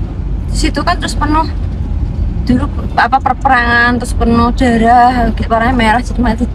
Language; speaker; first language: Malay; non-native, local second language; Javanese